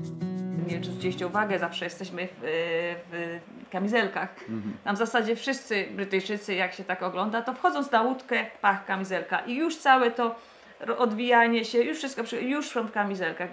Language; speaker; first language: Polish; native; Polish